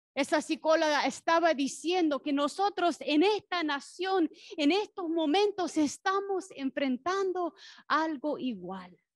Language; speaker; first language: Spanish; non-native, fluent; English